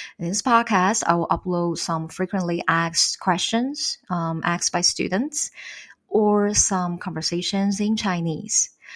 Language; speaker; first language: English; non-native, fluent; Chinese